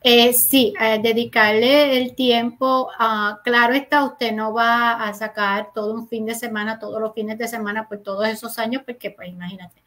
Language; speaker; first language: Spanish; native; Spanish